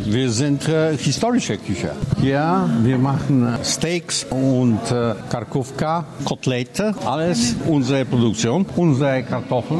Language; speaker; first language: German; non-native, learner; Polish